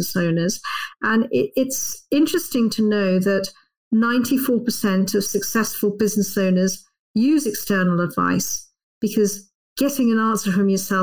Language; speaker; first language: English; native; English